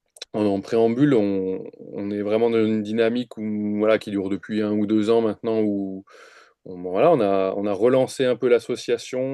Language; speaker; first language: French; native; French